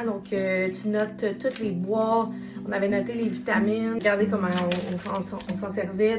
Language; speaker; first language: French; native; French